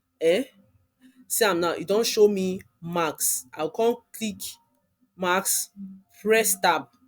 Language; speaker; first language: Nigerian Pidgin; non-native, local second language; Yoruba